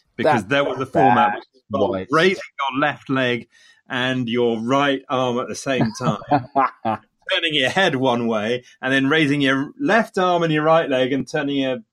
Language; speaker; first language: English; native; English